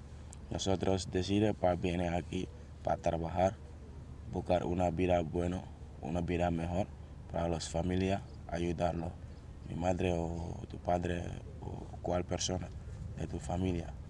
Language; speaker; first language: Spanish; non-native, learner; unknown